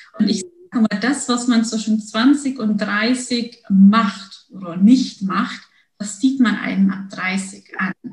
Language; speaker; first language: German; early bilingual, other home language; Turkish